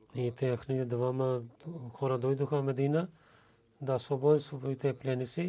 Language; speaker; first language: Bulgarian; non-native, learner; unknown